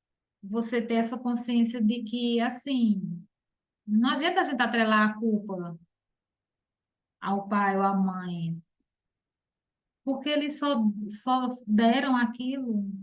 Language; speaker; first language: Portuguese; native; Portuguese